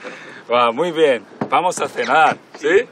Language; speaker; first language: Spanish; non-native, learner; Korean